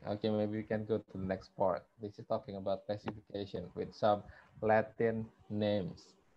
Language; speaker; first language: English; non-native, fluent; Indonesian